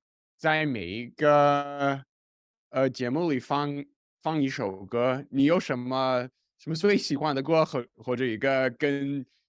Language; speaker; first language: Chinese; non-native, fluent; English